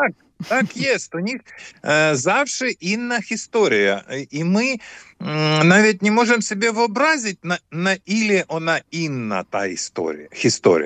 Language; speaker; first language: Polish; non-native, fluent; Ukrainian